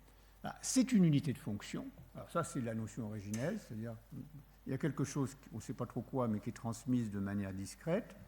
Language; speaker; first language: French; native; French